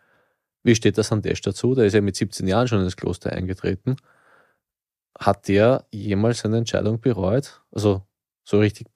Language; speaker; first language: German; native; German